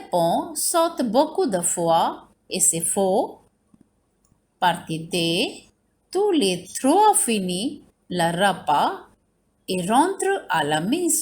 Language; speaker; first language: French; non-native, fluent; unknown